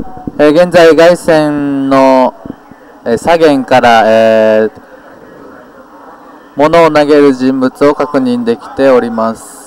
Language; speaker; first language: Japanese; native; Japanese